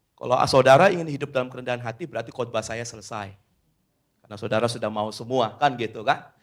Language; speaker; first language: Indonesian; native; Indonesian